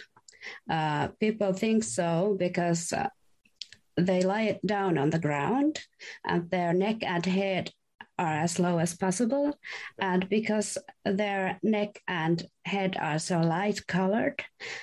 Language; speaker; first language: English; non-native, fluent; Finnish